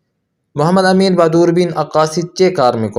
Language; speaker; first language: Persian; non-native, fluent; Urdu